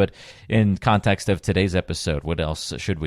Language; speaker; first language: English; native; English